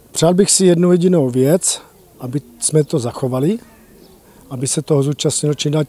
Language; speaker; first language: Czech; native; Czech